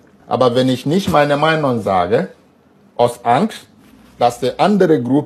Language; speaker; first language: German; non-native, fluent; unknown